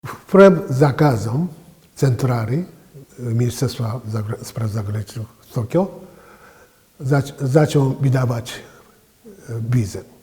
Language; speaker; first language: Polish; non-native, fluent; Japanese